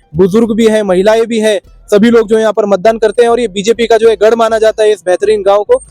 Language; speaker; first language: Hindi; non-native, local second language; Marathi